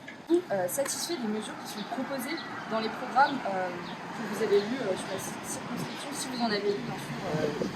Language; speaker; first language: French; native; French